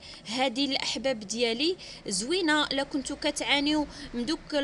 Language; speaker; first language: Arabic; native; Arabic